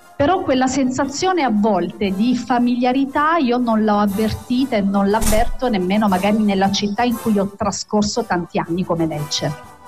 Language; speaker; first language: Italian; native; Italian